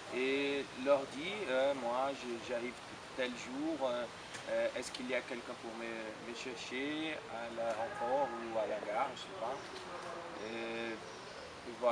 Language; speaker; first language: French; non-native, fluent; Portuguese